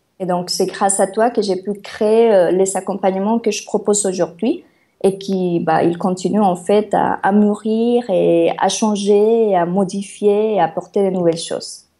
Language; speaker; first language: French; non-native, fluent; Spanish